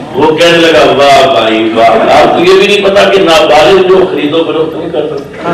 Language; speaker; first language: Urdu; non-native, local second language; Punjabi